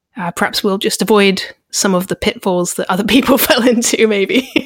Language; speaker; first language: English; native; English